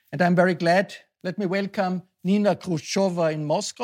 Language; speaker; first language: English; non-native, fluent; German